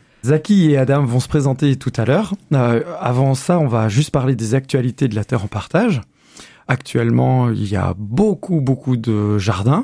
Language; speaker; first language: French; native; French